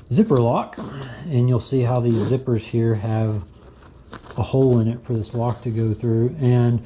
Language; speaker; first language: English; native; English